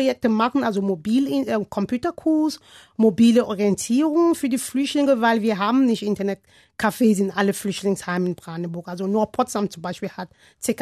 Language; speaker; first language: German; non-native, learner; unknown